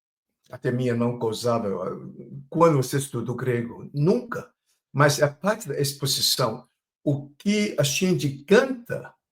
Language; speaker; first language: Portuguese; non-native, fluent; Chinese